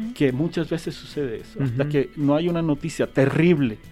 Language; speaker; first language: Spanish; native; Spanish